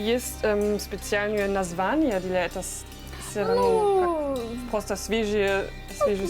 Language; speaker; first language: Russian; non-native, learner; German